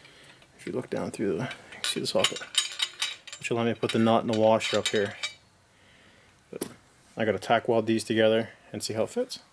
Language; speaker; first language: English; native; English